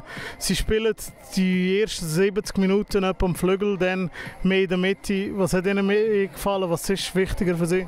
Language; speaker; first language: German; native; German